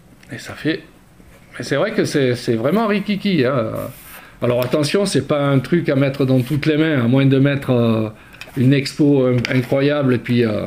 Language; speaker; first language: French; native; French